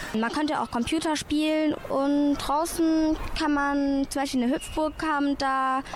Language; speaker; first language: German; native; German